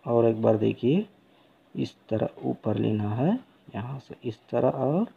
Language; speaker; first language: Hindi; non-native, local second language; Kannada